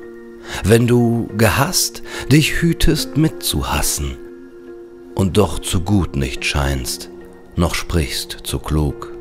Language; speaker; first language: German; native; German